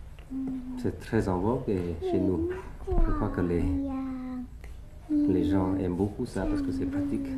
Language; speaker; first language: French; early bilingual, other home language; Thai